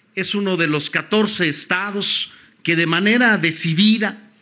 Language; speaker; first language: Spanish; native; Spanish